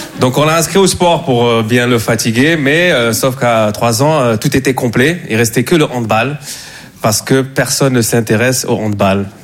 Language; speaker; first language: French; native; French